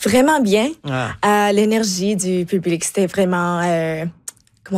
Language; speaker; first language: French; non-native, local second language; English